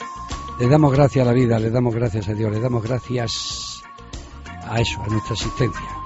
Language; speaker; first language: Spanish; native; Spanish